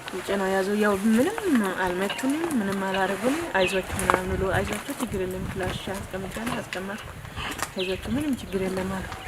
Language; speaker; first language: Amharic; non-native, local second language; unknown